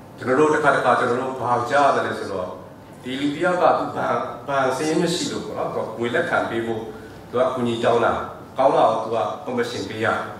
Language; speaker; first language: Burmese; non-native, local second language; S'gaw Karen